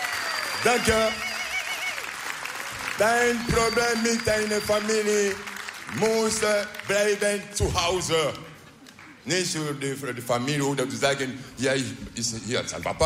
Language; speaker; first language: Dutch; non-native, learner; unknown